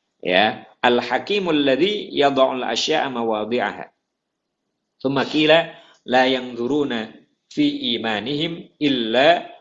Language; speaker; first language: Arabic; non-native, fluent; Indonesian